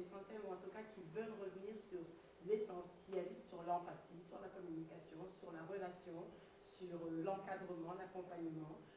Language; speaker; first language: French; native; French